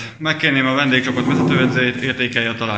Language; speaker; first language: Hungarian; native; Hungarian